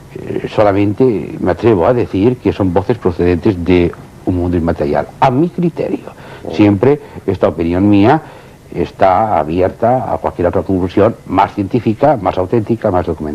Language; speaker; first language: Spanish; native; Spanish